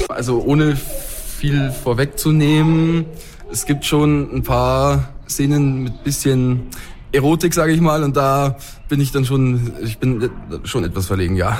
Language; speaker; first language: German; native; German